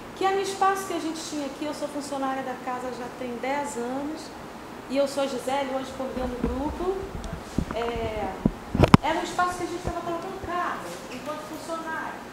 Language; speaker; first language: Portuguese; native; Portuguese